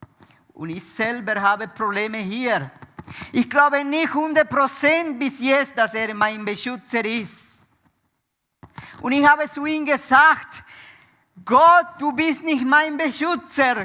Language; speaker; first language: German; non-native, fluent; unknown